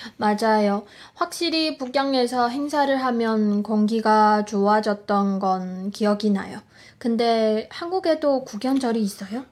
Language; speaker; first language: Korean; native; Korean